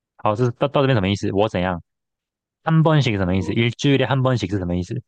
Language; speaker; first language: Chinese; native; Chinese